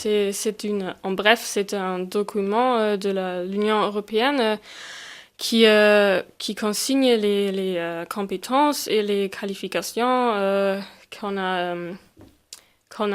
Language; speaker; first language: French; non-native, fluent; German